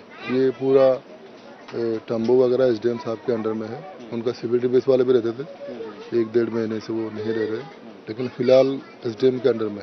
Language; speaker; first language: Hindi; non-native, fluent; Rohingya